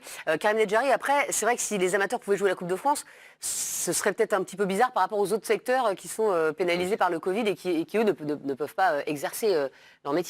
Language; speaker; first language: French; native; French